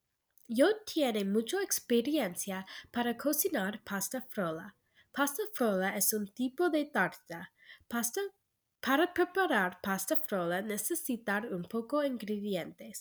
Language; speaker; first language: Spanish; non-native, learner; English